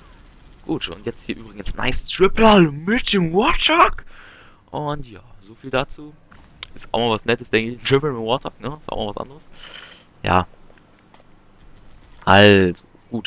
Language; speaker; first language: German; native; German